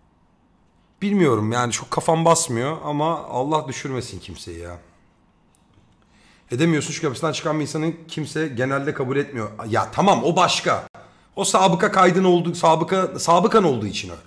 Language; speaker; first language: Turkish; native; Turkish